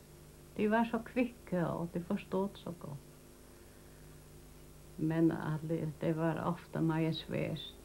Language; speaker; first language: Danish; non-native, local second language; Faroese